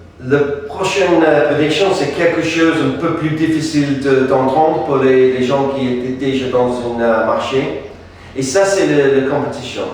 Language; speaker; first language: French; non-native, fluent; English